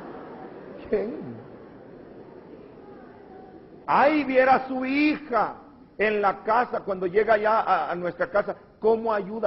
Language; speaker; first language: Spanish; native; Spanish